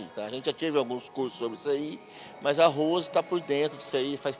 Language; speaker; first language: Portuguese; native; Portuguese